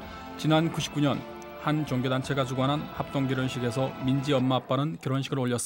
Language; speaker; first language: Korean; native; Korean